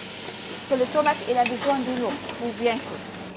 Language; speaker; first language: French; non-native, learner; Arabic